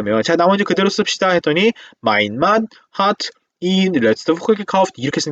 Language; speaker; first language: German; non-native, fluent; Korean